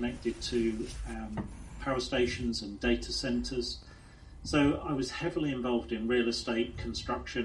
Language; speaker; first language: English; native; English